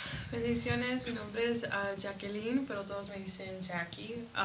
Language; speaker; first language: Spanish; early bilingual, heritage; Spanish